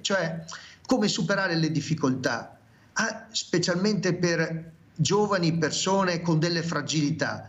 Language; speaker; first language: Italian; native; Italian